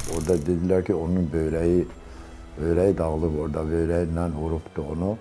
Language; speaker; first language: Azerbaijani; non-native, local second language; Avaric